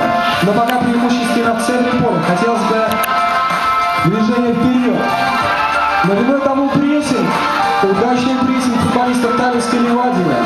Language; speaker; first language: Russian; native; Russian